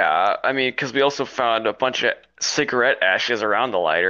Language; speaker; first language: English; native; English